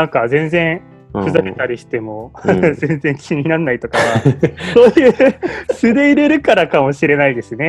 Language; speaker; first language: Japanese; native; Japanese